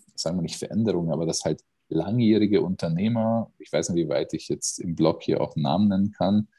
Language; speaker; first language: German; non-native, fluent; Hungarian